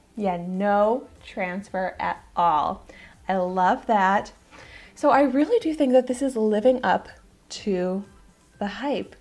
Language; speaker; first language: English; native; English